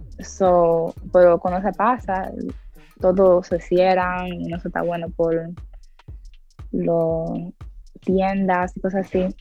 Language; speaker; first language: Spanish; early bilingual, heritage; English